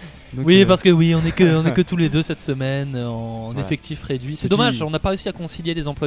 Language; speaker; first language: French; native; French